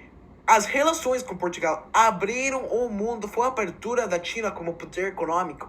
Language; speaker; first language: Portuguese; non-native, learner; English